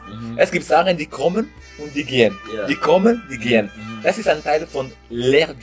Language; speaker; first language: German; non-native, learner; French